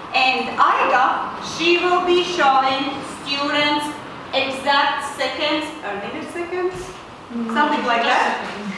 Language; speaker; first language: English; non-native, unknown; Latvian